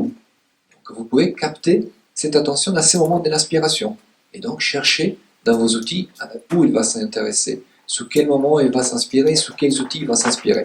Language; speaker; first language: French; native; French